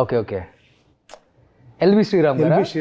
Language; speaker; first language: Telugu; native; Telugu